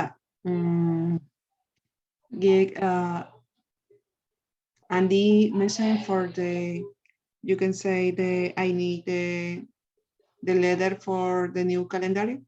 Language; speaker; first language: English; non-native, learner; Spanish